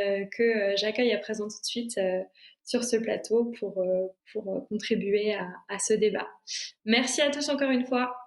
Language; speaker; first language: French; native; French